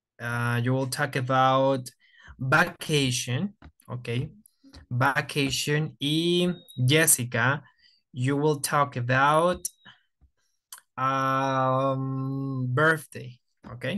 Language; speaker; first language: English; non-native, fluent; Spanish